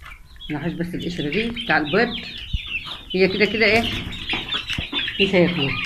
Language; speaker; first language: Arabic; native; Arabic